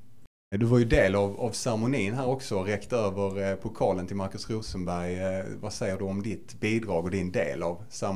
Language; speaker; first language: Swedish; native; Swedish